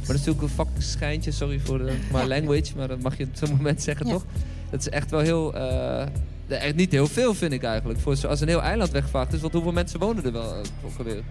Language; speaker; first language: Dutch; native; Dutch